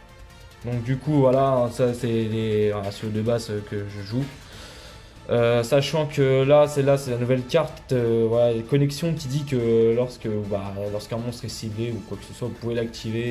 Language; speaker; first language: French; native; French